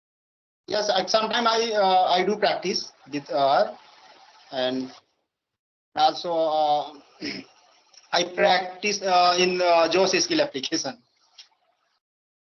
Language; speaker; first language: English; non-native, learner; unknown